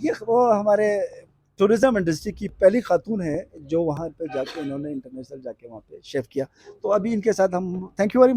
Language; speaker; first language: Hindi; non-native, local second language; Balti